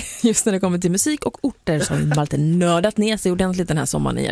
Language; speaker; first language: Swedish; native; Swedish